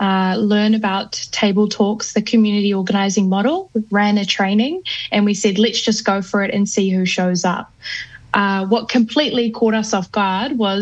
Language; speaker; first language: English; native; English